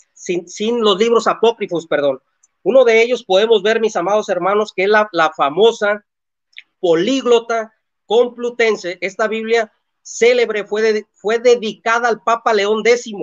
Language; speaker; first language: Spanish; native; Spanish